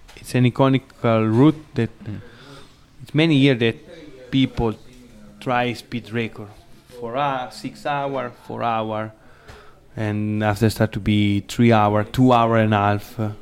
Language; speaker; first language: English; non-native, learner; Italian